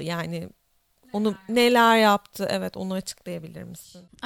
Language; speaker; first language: Turkish; native; Turkish